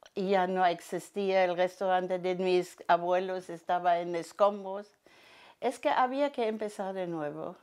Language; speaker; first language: Spanish; non-native, fluent; German